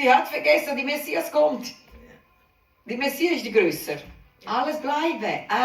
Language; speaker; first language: German; non-native, learner; Portuguese